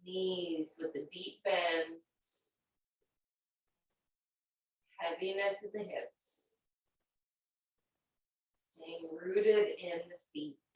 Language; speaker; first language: English; native; English